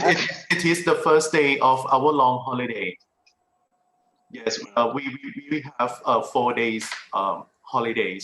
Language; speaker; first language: English; non-native, fluent; Thai